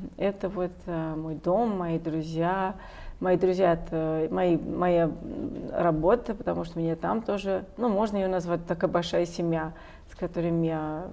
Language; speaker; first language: Russian; non-native, fluent; English